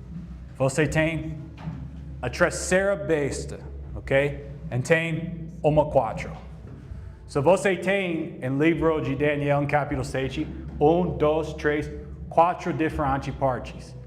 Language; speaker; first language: Portuguese; non-native, learner; English